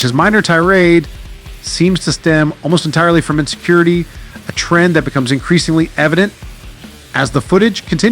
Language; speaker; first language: English; native; English